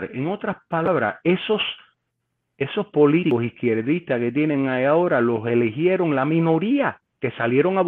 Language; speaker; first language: Spanish; native; Spanish